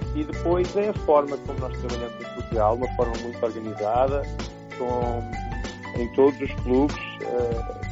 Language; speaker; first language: Portuguese; native; Portuguese